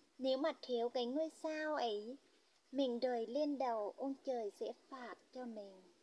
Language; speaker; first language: Vietnamese; non-native, local second language; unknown